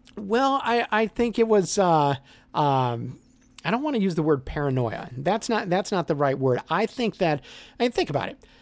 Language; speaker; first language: English; native; English